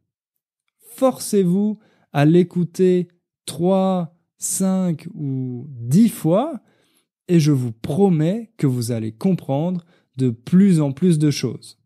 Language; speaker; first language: French; native; French